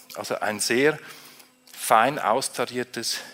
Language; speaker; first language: German; native; German